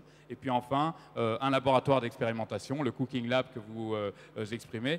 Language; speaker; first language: French; native; French